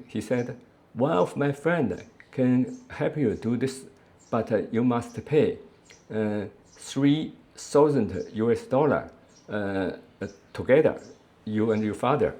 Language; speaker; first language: English; non-native, learner; Chinese